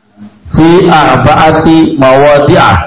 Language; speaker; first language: Arabic; non-native, learner; Indonesian